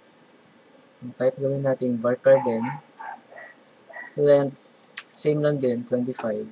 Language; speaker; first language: Filipino; native; Filipino